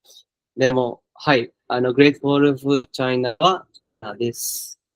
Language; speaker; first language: Japanese; non-native, learner; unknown